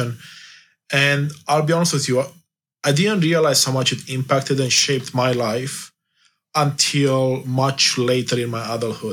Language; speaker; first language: English; non-native, fluent; Romanian